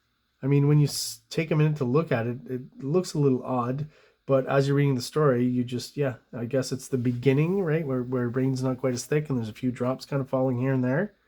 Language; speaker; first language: English; native; English